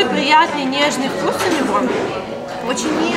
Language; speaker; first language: Russian; native; Russian